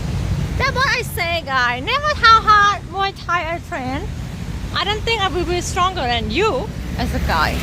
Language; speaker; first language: English; non-native, learner; Thai